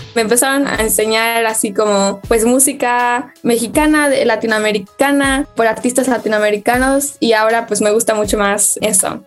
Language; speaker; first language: Spanish; native; Spanish